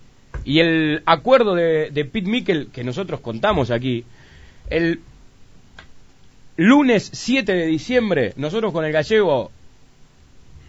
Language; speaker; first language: Spanish; native; Spanish